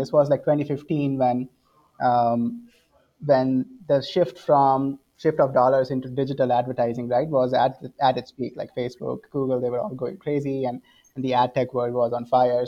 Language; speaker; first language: English; non-native, local second language; Hindi